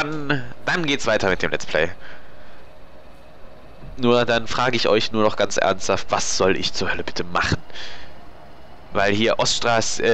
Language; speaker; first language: German; native; German